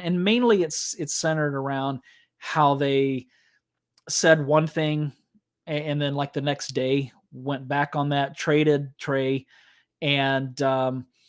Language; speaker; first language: English; native; English